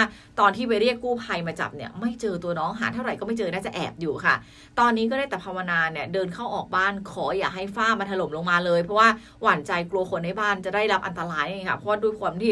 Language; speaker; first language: Thai; native; Thai